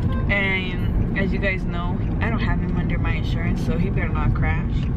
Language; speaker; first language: English; early bilingual, other home language; Spanish